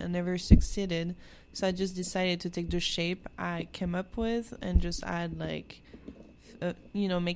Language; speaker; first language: English; non-native, fluent; French